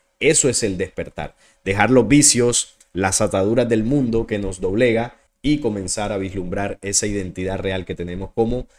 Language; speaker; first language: Spanish; native; Spanish